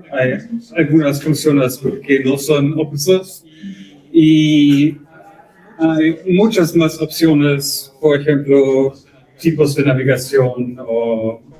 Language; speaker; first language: Spanish; non-native, learner; German